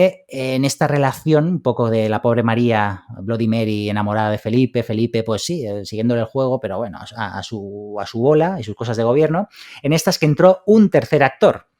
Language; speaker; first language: Spanish; native; Spanish